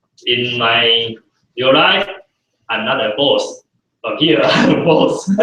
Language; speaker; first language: English; non-native, fluent; Chinese